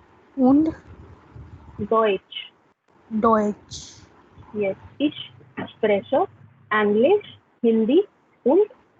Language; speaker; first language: German; non-native, learner; Hindi